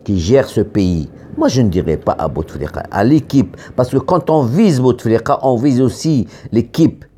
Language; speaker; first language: French; non-native, local second language; Arabic